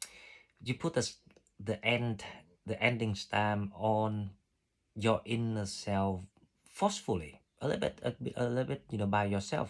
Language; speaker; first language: English; non-native, fluent; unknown